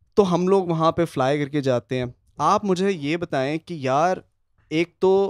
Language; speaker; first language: Urdu; native; Urdu